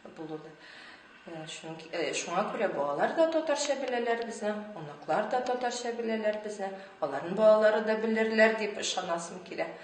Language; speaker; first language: Tatar; non-native, local second language; Russian